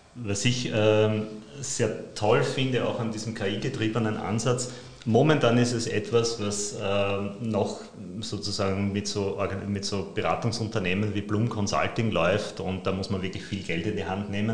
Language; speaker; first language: German; native; German